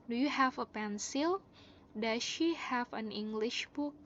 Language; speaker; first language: English; non-native, fluent; Indonesian